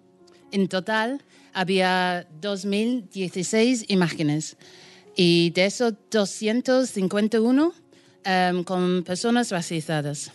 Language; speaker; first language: Spanish; non-native, fluent; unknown